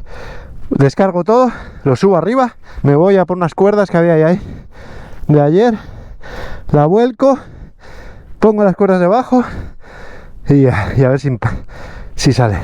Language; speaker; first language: Spanish; native; Spanish